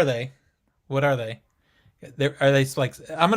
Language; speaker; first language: English; native; English